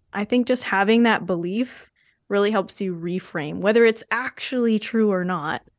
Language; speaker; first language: English; native; English